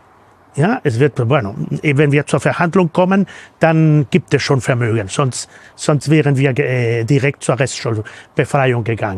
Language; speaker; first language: German; non-native, fluent; Spanish